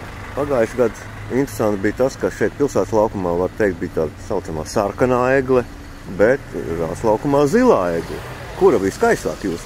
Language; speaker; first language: Latvian; native; Latvian